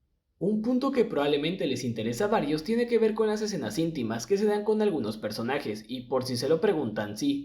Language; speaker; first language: Spanish; native; Spanish